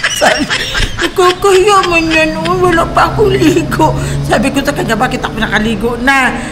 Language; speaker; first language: Filipino; non-native, local second language; Cebuano